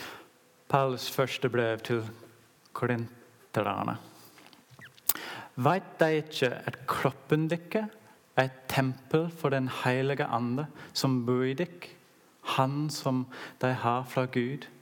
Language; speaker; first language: Norwegian; non-native, learner; English